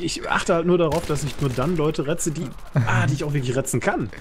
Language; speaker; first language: German; native; German